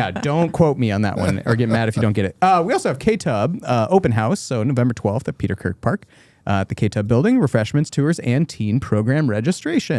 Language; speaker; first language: English; native; English